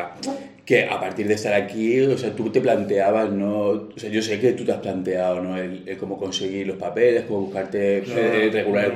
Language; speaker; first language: Spanish; native; Spanish